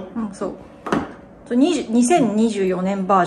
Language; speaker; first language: Japanese; native; Japanese